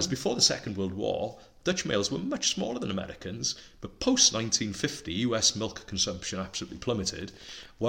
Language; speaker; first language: English; non-native, local second language; Welsh